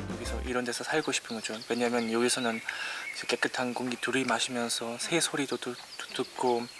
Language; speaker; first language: Korean; non-native, fluent; German